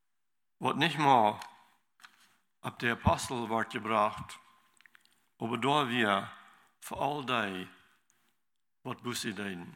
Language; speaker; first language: German; non-native, learner; Low German